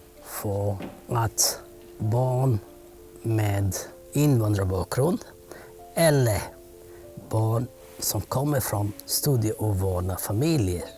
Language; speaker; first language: Swedish; non-native, fluent; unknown